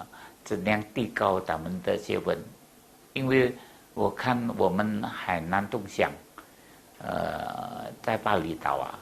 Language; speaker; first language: Chinese; early bilingual, heritage; Chinese